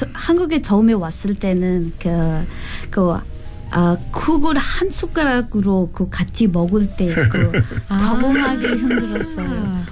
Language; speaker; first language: Korean; non-native, learner; Nepali